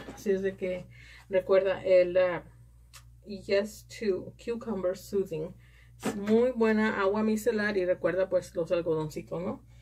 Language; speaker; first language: Spanish; early bilingual, heritage; Spanish